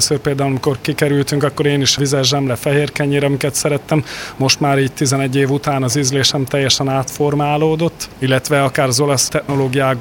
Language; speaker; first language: Hungarian; native; Hungarian